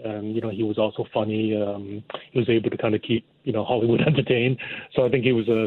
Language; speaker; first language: English; non-native, local second language; Cantonese